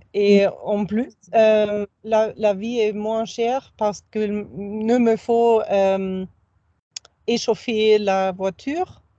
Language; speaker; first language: French; non-native, fluent; German